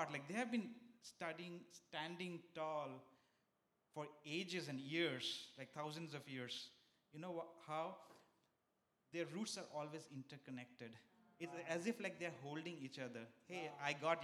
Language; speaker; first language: English; non-native, local second language; Bangla